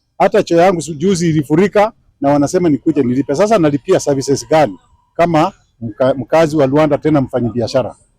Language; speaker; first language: Swahili; native; Swahili